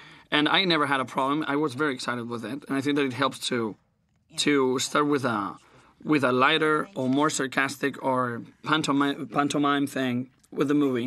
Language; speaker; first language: English; non-native, fluent; Spanish